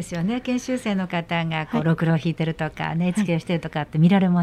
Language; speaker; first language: Japanese; native; Japanese